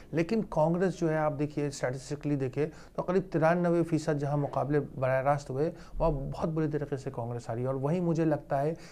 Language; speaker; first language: Urdu; native; Urdu